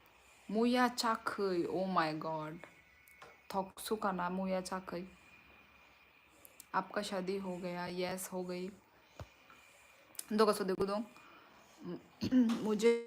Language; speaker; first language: Hindi; non-native, local second language; Kok Borok